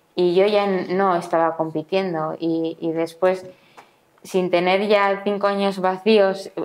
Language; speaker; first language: Spanish; native; Spanish